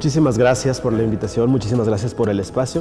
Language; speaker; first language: Spanish; native; Spanish